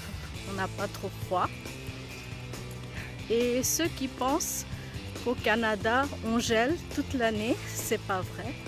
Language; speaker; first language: French; non-native, fluent; Bangla